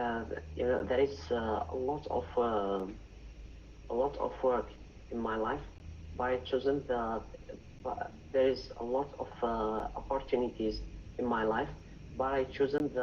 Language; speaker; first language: English; non-native, learner; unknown